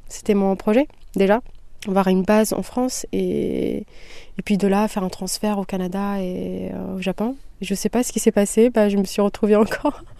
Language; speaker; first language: French; non-native, local second language; Kabyle